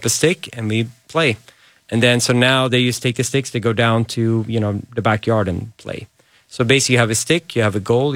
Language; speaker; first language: English; non-native, fluent; Swedish